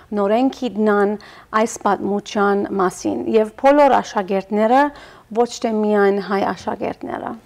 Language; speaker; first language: Armenian; early bilingual, heritage; Armenian